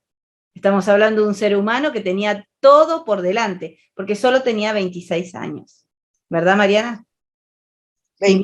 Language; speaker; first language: Spanish; native; Spanish